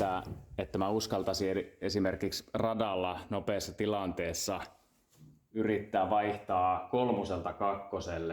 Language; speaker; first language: Finnish; native; Finnish